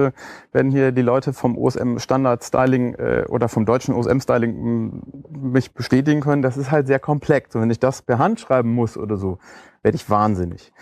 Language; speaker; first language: German; native; German